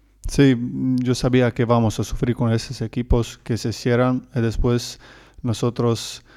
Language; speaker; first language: Spanish; non-native, learner; Croatian